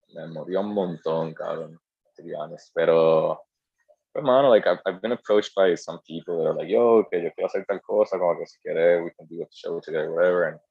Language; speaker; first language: Spanish; native; Spanish